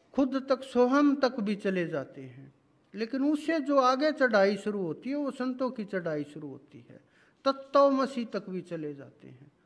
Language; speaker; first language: Hindi; native; Hindi